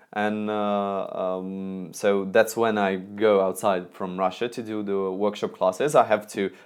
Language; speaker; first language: English; non-native, fluent; Russian